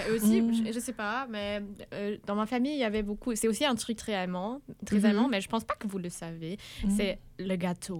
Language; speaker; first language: French; non-native, fluent; German